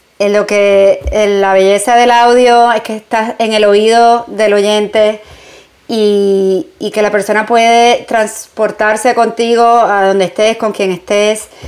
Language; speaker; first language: Spanish; native; Spanish